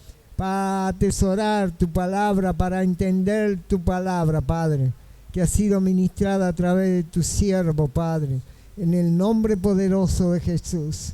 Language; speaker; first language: Spanish; native; Spanish